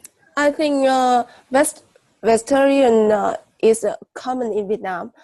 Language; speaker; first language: English; non-native, learner; Vietnamese